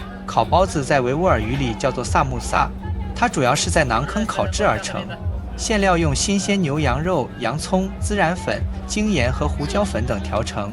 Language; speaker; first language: Chinese; native; Chinese